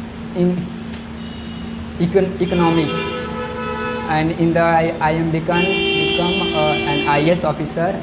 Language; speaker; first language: English; non-native, learner; Hindi